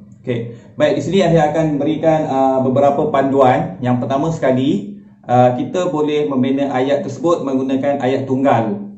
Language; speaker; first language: Malay; native; Malay